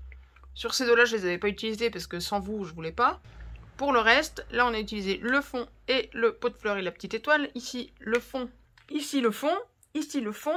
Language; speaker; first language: French; native; French